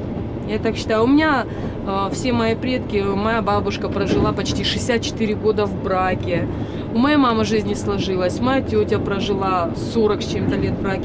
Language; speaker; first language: Russian; native; Russian